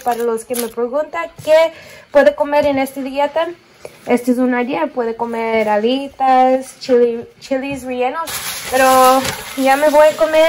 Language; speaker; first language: Spanish; early bilingual, other home language; English